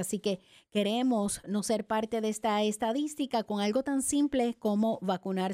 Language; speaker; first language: Spanish; native; Spanish